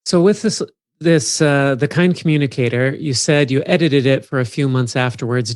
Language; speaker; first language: English; native; English